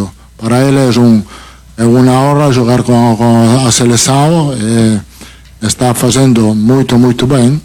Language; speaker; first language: Portuguese; non-native, fluent; Italian